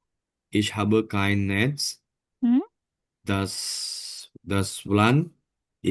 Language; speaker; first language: German; non-native, learner; Indonesian